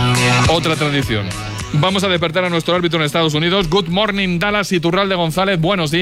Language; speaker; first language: Spanish; native; Spanish